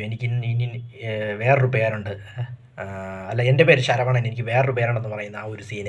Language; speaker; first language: Malayalam; native; Malayalam